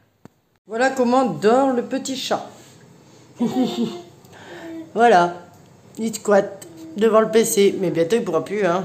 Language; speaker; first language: French; native; French